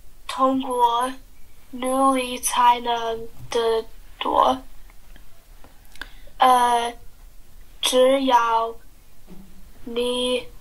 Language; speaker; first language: Chinese; non-native, learner; English